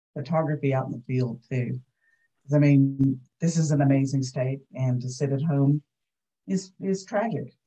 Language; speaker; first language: English; native; English